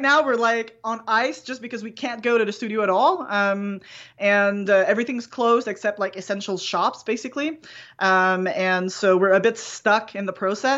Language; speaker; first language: English; non-native, fluent; French